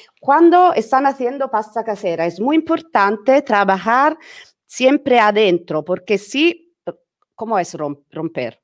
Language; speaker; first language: Spanish; non-native, learner; Italian